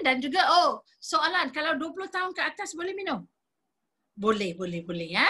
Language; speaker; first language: Malay; non-native, local second language; Tamil